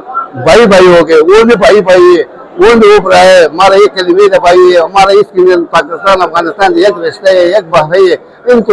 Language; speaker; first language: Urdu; non-native, learner; Pashto